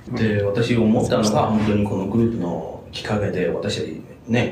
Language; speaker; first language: Japanese; non-native, fluent; Chinese